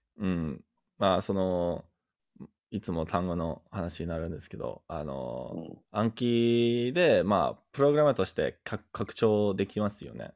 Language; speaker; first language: Japanese; non-native, fluent; English